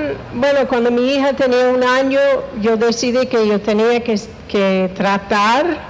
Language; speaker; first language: Spanish; non-native, fluent; English